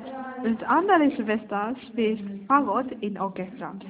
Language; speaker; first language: German; non-native, learner; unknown